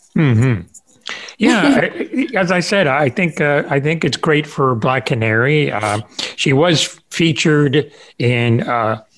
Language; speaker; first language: English; early bilingual, other home language; Spanish